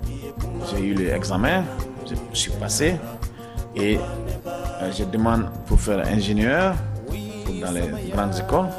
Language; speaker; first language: French; non-native, local second language; Bambara